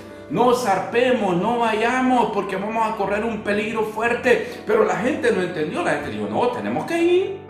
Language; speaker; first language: Spanish; native; Spanish